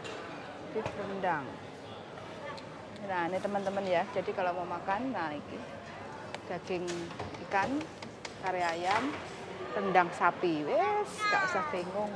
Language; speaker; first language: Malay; non-native, local second language; Javanese